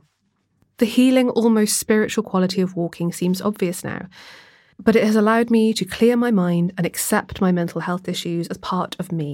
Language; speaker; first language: English; native; English